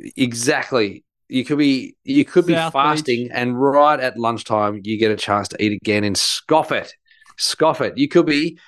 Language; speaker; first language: English; native; English